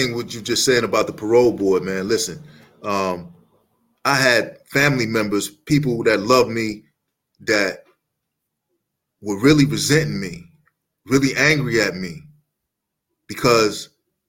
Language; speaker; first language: English; native; English